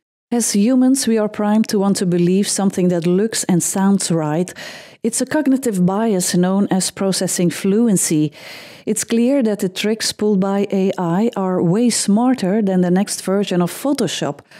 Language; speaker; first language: English; non-native, fluent; Dutch